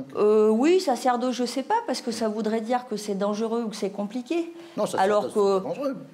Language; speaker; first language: French; native; French